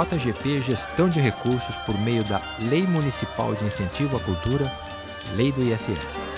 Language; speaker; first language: Portuguese; native; Portuguese